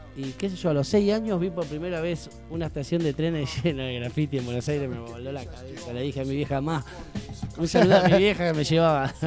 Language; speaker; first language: Spanish; native; Spanish